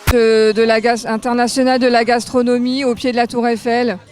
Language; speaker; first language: French; native; French